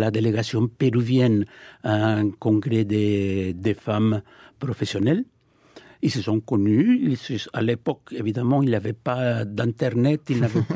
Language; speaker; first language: French; non-native, fluent; Spanish